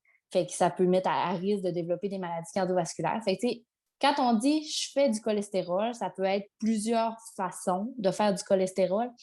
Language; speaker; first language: French; native; French